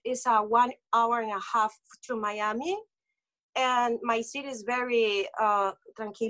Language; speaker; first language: English; non-native, local second language; Spanish